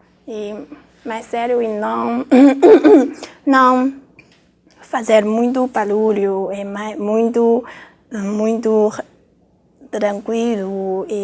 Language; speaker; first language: Portuguese; non-native, learner; Chinese